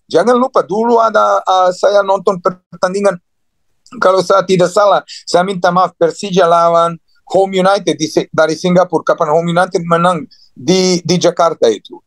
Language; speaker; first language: Indonesian; non-native, fluent; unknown